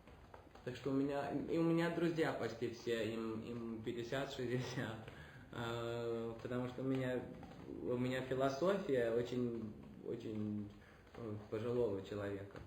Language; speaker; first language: Russian; early bilingual, heritage; Russian